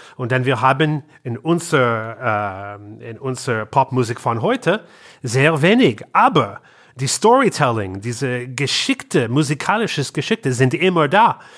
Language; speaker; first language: German; non-native, learner; English